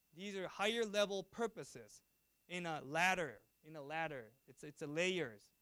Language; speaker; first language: English; non-native, fluent; Japanese